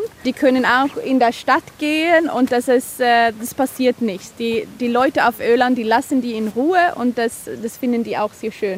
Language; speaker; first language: German; non-native, fluent; Swedish